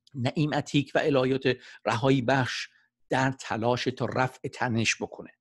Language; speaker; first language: Persian; native; Persian